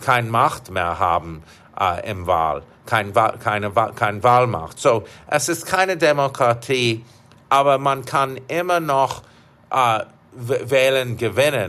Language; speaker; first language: German; non-native, fluent; English